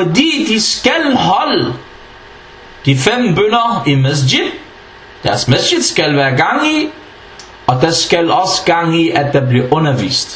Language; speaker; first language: Danish; non-native, fluent; Arabic